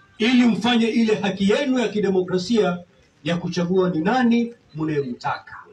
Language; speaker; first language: Swahili; native; Swahili